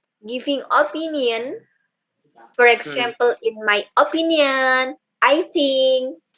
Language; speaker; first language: English; non-native, learner; Indonesian